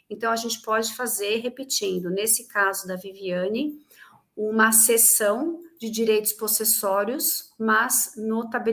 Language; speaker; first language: Portuguese; native; Portuguese